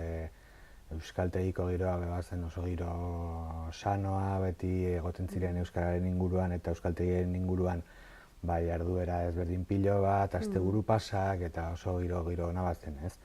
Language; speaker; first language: Basque; non-native, local second language; Spanish